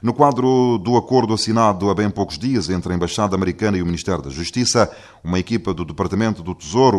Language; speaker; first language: Portuguese; non-native, local second language; Kabuverdianu